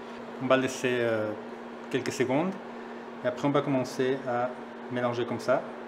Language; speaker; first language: French; non-native, fluent; Spanish